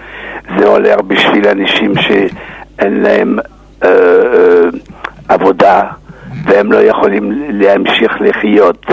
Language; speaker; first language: Hebrew; non-native, fluent; English